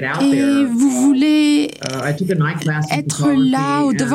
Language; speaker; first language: French; non-native, learner; English